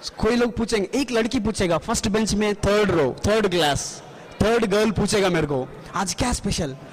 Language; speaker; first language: Hindi; non-native, local second language; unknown